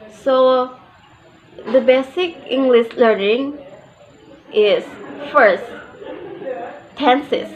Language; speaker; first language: English; non-native, learner; Indonesian